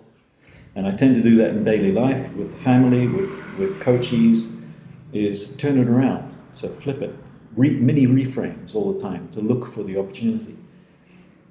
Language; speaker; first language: English; native; English